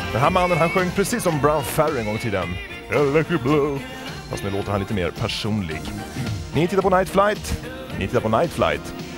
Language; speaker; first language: Swedish; native; Swedish